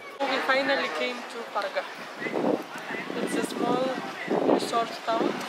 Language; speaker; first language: English; non-native, fluent; Lithuanian